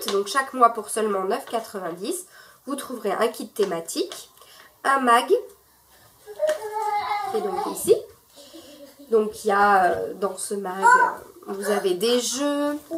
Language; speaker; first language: French; native; French